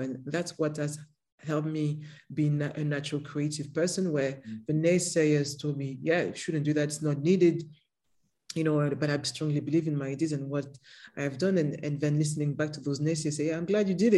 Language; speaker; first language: English; non-native, fluent; French